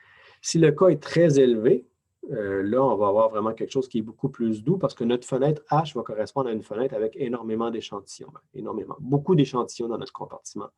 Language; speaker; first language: French; native; French